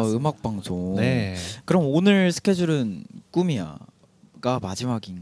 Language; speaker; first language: Korean; native; Korean